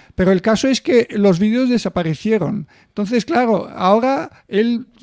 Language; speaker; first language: Spanish; non-native, fluent; Bulgarian